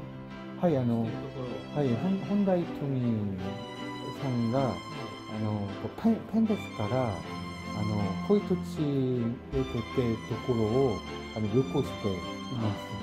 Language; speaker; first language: Japanese; non-native, learner; Korean